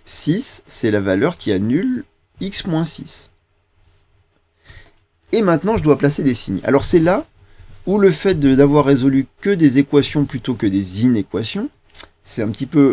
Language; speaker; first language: French; native; French